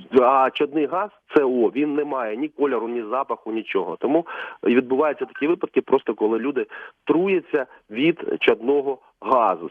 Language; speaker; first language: Ukrainian; native; Ukrainian